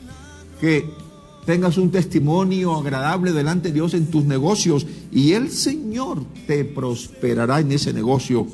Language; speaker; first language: Spanish; native; Spanish